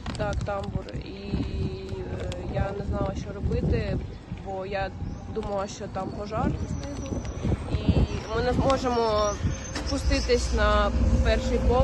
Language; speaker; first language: Ukrainian; non-native, local second language; Russian